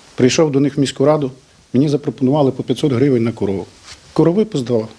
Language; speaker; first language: Ukrainian; native; Ukrainian